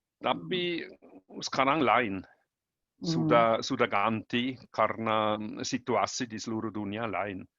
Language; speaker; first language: Indonesian; non-native, learner; German